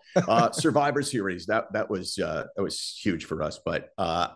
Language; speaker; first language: English; native; English